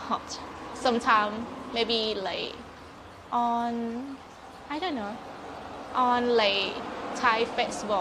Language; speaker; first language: English; non-native, learner; Thai